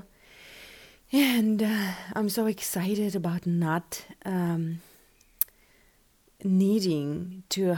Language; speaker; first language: English; non-native, fluent; Russian